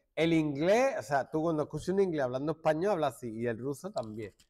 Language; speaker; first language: Spanish; native; Spanish